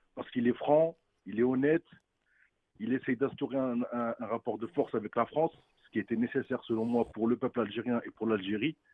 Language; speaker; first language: French; early bilingual, other home language; Kabyle